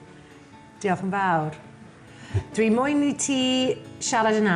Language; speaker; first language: Welsh; non-native, learner; English